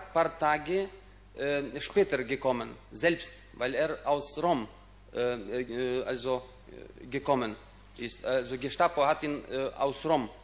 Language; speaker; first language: German; non-native, fluent; Ukrainian